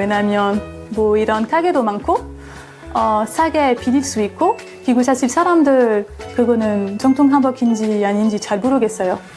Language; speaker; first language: Korean; non-native, fluent; French